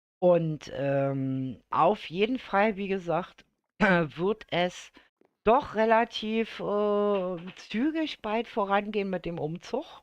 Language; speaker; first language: German; native; German